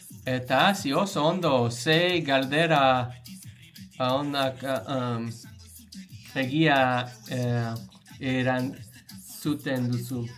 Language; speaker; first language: Basque; non-native, learner; English